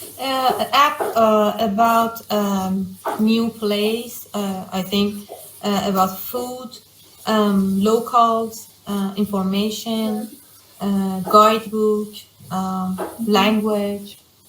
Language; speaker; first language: English; non-native, learner; Persian